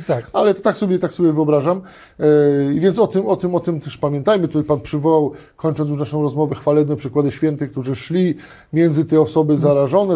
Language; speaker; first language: Polish; native; Polish